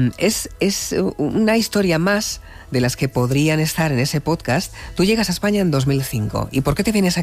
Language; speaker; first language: Spanish; native; Spanish